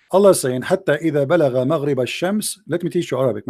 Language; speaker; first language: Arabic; native; Arabic